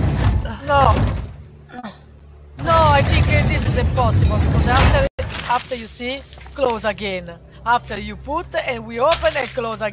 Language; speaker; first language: English; non-native, learner; Italian